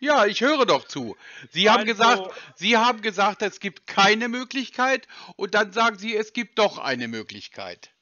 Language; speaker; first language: German; native; German